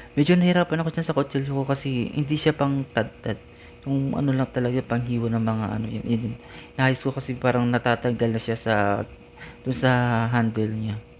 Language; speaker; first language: Filipino; non-native, local second language; Iloko